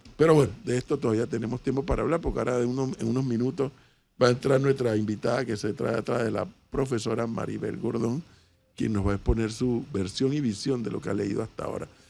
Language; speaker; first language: Spanish; native; Spanish